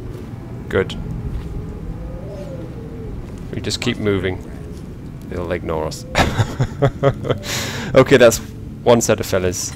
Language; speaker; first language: English; native; English